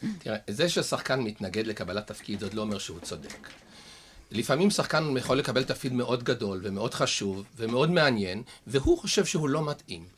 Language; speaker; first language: Hebrew; native; Hebrew